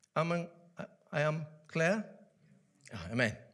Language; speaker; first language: English; non-native, fluent; Spanish